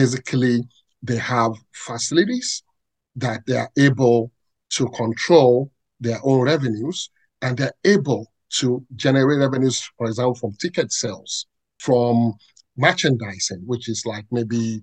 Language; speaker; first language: English; non-native, local second language; Yoruba